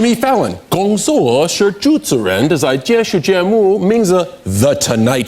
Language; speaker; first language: Chinese; non-native, learner; English